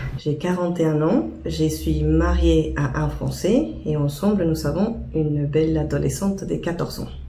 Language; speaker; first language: French; non-native, fluent; Spanish